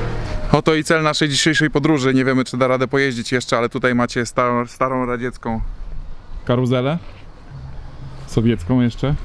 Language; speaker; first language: Polish; native; Polish